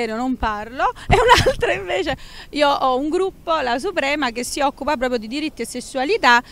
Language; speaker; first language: Italian; native; Italian